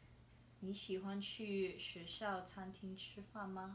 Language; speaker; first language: Chinese; non-native, learner; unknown